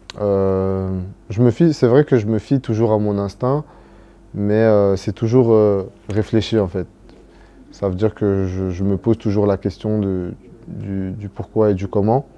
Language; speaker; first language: French; early bilingual, other home language; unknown